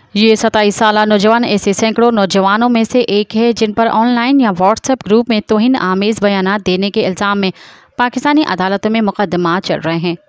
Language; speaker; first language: Urdu; non-native, local second language; Sindhi